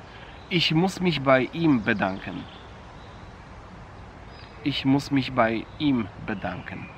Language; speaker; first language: German; non-native, fluent; Polish